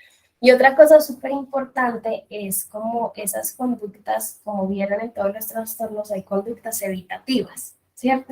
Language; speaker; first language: Spanish; native; Spanish